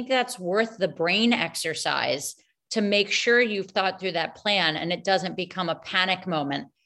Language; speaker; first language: English; native; English